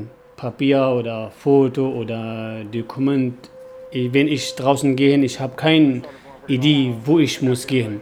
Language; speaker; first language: German; non-native, learner; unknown